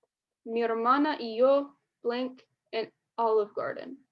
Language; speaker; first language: Spanish; non-native, fluent; English